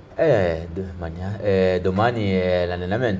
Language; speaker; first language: Italian; non-native, learner; French